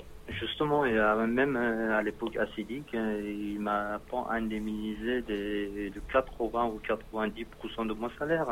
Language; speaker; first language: French; non-native, learner; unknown